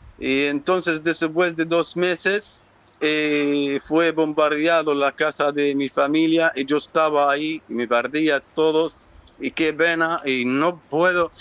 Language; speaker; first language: Spanish; non-native, learner; Arabic